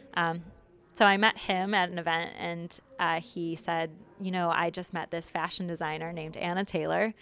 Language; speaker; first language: English; native; English